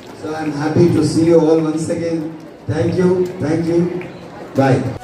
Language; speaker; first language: English; non-native, local second language; Telugu